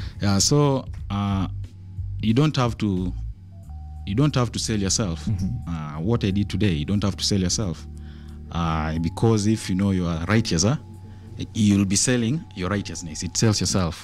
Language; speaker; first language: English; non-native, local second language; Luo (Kenya and Tanzania)